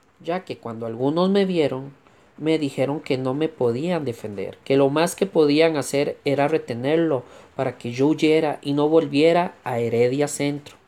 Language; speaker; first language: Spanish; native; Spanish